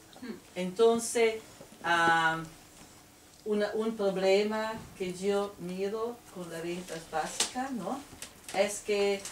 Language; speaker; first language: Spanish; non-native, fluent; Italian